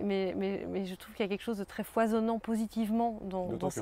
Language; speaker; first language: French; native; French